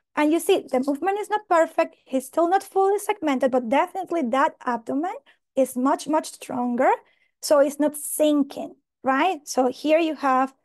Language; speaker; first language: English; non-native, fluent; Spanish